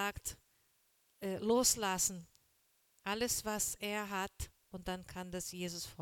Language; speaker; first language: German; non-native, learner; Portuguese